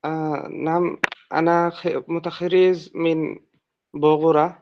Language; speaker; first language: Arabic; non-native, learner; Bangla